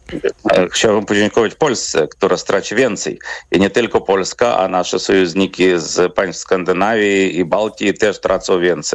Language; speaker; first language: Polish; non-native, fluent; Ukrainian